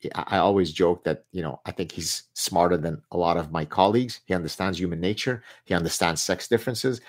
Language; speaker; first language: English; early bilingual, other home language; Arabic